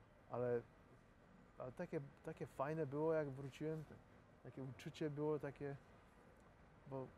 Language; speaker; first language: Polish; native; Polish